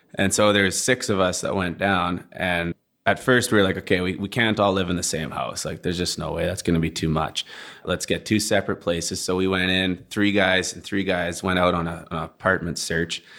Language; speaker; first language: English; native; English